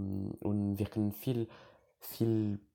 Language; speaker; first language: German; non-native, learner; French